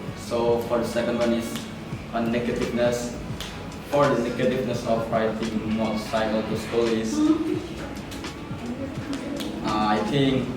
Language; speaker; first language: English; non-native, learner; Indonesian